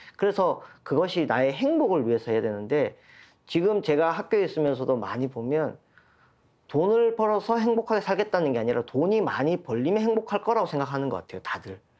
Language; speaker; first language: Korean; native; Korean